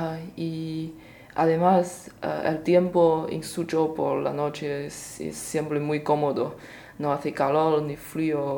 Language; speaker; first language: Spanish; non-native, learner; Chinese